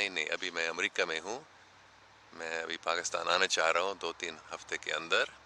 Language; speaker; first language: Urdu; non-native, fluent; English